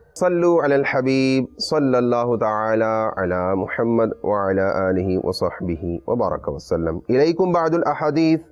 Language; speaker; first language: Arabic; non-native, fluent; Urdu